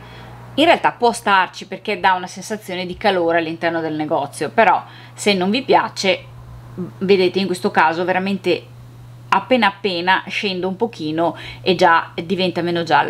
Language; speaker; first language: Italian; native; Italian